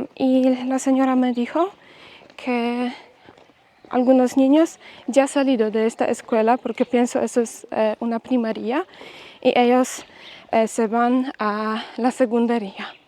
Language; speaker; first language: Spanish; non-native, fluent; Polish